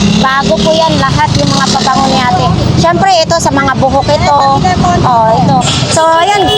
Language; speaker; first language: Filipino; non-native, local second language; Cebuano